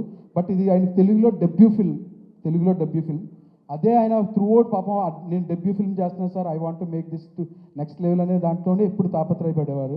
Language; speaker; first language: Telugu; native; Telugu